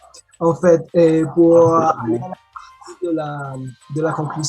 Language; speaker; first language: French; non-native, learner; Spanish